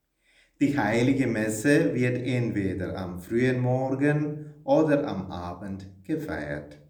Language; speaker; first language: German; non-native, fluent; Malayalam